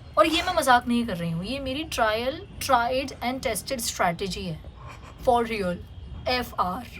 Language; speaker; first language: Hindi; native; Hindi